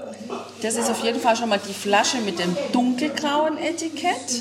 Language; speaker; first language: German; native; German